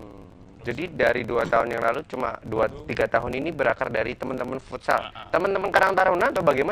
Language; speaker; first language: Indonesian; native; Indonesian